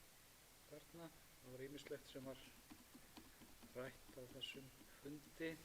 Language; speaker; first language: Icelandic; native; Icelandic